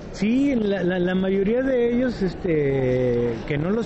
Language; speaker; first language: Spanish; native; Spanish